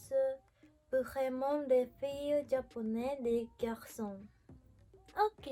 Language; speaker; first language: French; non-native, learner; Japanese